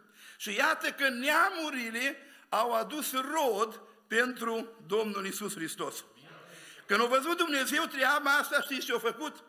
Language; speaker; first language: Romanian; native; Romanian